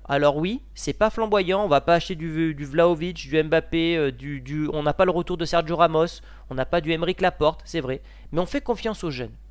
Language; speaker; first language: French; native; French